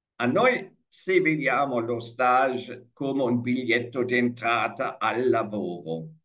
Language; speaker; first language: Italian; non-native, fluent; German